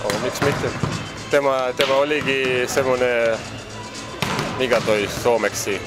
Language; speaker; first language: Finnish; non-native, learner; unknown